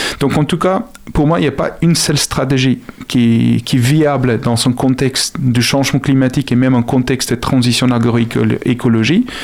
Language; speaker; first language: French; non-native, fluent; Afrikaans